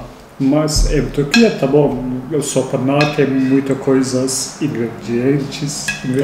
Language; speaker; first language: Portuguese; non-native, learner; Turkish